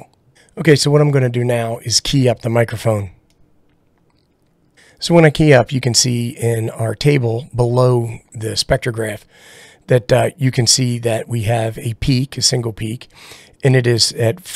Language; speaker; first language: English; native; English